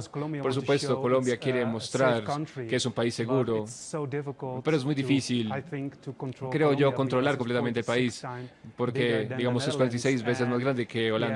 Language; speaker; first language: Spanish; non-native, fluent; Dutch